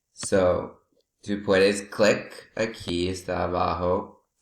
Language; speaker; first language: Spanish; non-native, learner; English